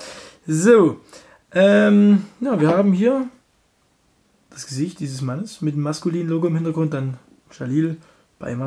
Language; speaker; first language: German; native; German